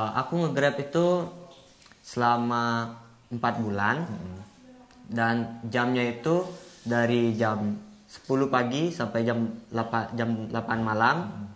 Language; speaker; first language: Indonesian; non-native, local second language; Balinese